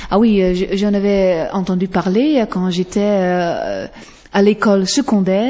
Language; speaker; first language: French; non-native, fluent; Western Frisian